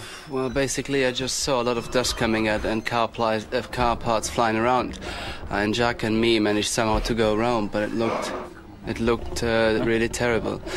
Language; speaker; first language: English; non-native, fluent; German